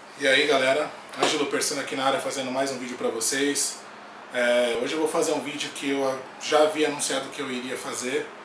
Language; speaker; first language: Portuguese; native; Portuguese